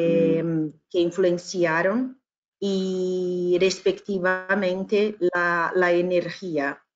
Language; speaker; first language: Spanish; non-native, fluent; Portuguese